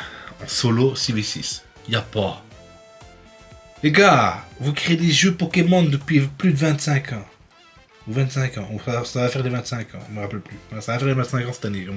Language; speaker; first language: French; native; French